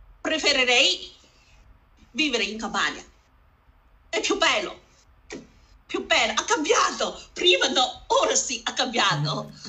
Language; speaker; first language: Italian; non-native, learner; Chinese